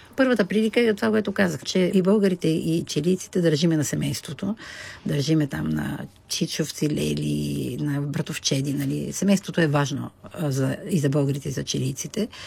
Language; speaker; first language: Bulgarian; native; Bulgarian